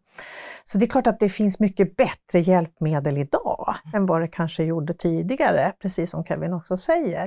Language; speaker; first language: Swedish; native; Swedish